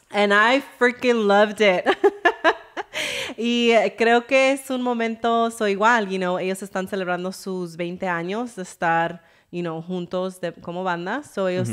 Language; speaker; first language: Spanish; early bilingual, heritage; Spanish